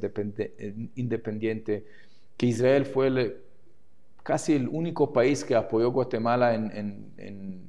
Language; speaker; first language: Spanish; non-native, fluent; Hebrew